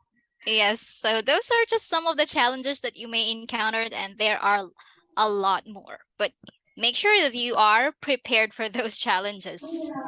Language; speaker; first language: English; non-native, fluent; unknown